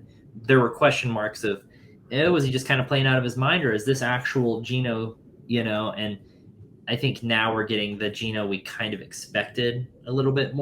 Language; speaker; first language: English; native; English